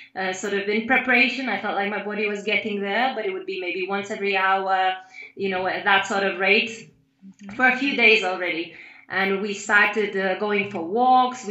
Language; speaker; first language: English; non-native, fluent; Lithuanian